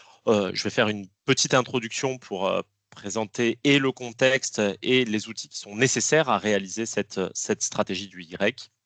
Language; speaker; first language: French; native; French